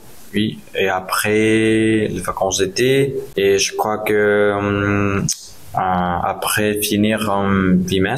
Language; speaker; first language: French; non-native, learner; Spanish